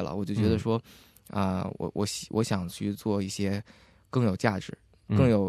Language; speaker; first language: Chinese; native; Chinese